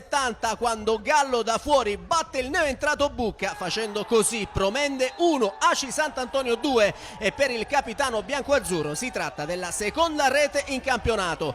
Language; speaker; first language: Italian; native; Italian